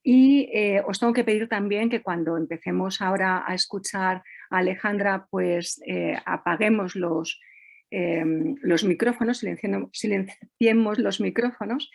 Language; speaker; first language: Spanish; native; Spanish